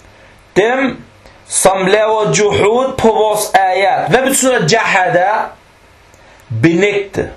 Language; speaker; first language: Danish; non-native, fluent; Arabic